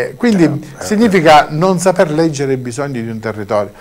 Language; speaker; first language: Italian; native; Italian